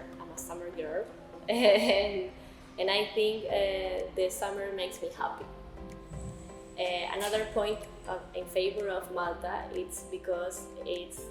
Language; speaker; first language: English; non-native, learner; Spanish